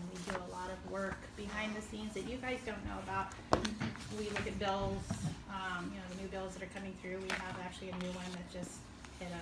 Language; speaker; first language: English; native; English